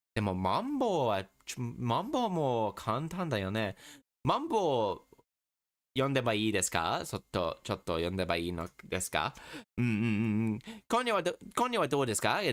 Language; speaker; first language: Japanese; non-native, learner; English